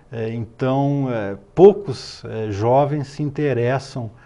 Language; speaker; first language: Portuguese; native; Portuguese